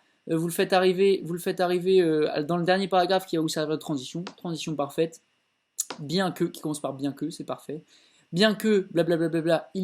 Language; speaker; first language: French; native; French